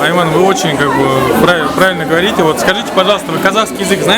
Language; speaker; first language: Russian; native; Russian